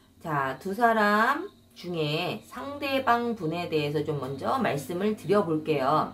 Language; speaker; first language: Korean; native; Korean